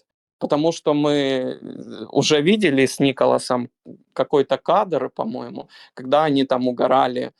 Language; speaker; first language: Russian; native; Russian